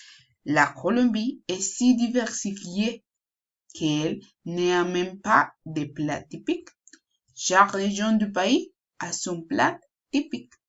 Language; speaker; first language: French; non-native, learner; Spanish